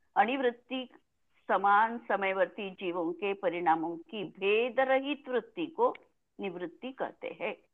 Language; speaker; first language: Hindi; non-native, local second language; Marathi